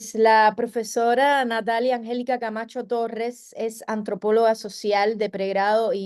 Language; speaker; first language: Spanish; native; Spanish